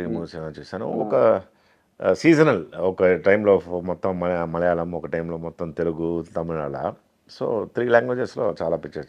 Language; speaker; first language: Telugu; non-native, fluent; Tamil